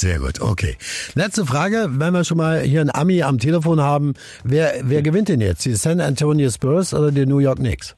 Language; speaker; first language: German; native; German